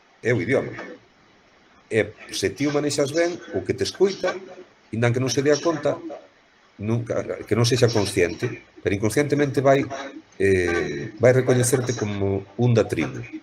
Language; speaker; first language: Galician; native; Galician